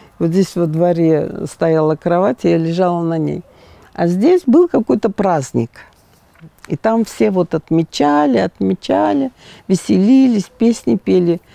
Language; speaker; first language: Russian; native; Russian